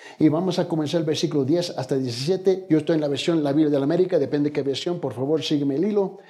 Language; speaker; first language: Spanish; early bilingual, heritage; Spanish